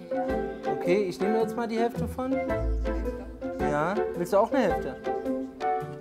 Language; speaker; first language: German; native; German